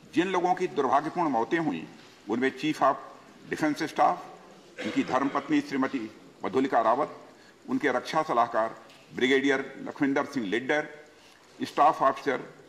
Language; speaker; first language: Hindi; native; Hindi